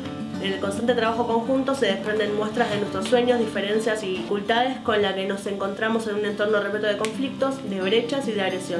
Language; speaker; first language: Spanish; native; Spanish